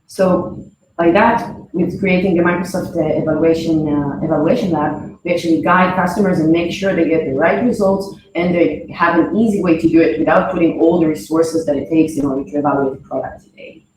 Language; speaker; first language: English; non-native, fluent; Hebrew